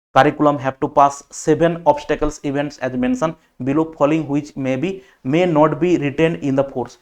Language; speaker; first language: English; non-native, local second language; Bangla